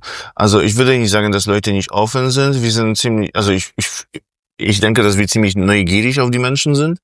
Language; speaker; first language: German; non-native, fluent; Polish